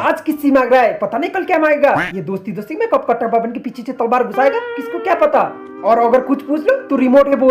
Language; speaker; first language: Hindi; native; Hindi